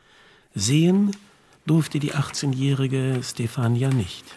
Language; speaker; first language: German; native; German